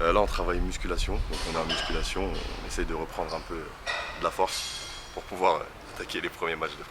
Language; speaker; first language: French; native; French